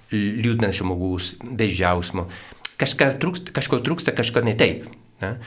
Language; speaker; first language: Lithuanian; non-native, fluent; Spanish